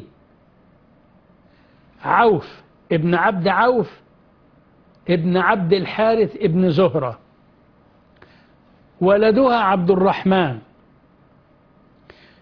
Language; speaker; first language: Arabic; native; Arabic